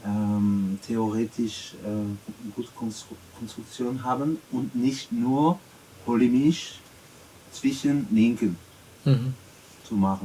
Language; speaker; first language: German; non-native, learner; French